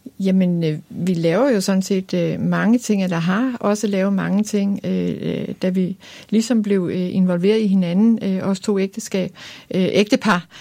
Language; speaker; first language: Danish; native; Danish